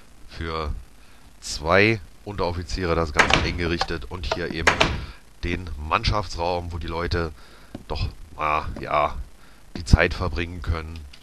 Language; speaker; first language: German; native; German